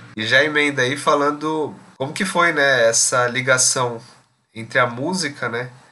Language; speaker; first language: Portuguese; native; Portuguese